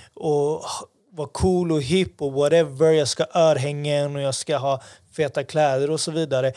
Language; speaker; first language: Swedish; early bilingual, other home language; Persian